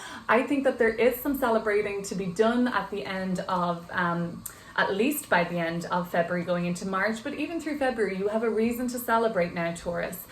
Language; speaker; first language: English; native; English